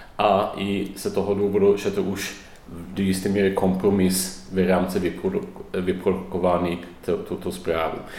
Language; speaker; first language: Czech; non-native, fluent; Swedish